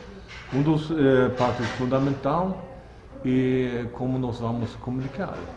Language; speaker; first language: Portuguese; non-native, learner; Swedish